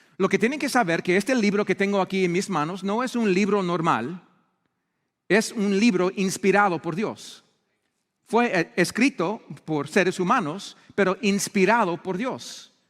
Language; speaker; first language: Spanish; non-native, fluent; English